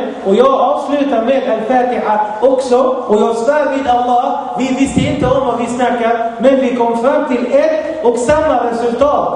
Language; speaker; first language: Swedish; non-native, fluent; Arabic